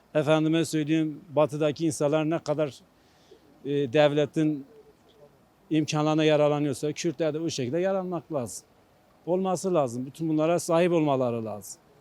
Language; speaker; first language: Turkish; non-native, local second language; Kurdish